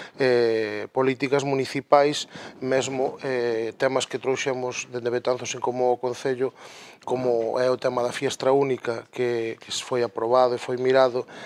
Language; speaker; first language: Galician; native; Galician